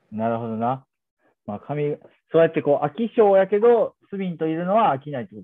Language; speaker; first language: Japanese; native; Japanese